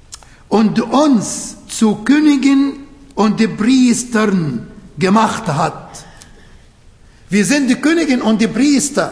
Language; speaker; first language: German; non-native, fluent; Arabic